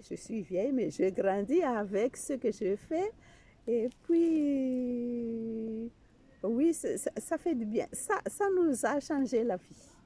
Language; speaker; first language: French; non-native, fluent; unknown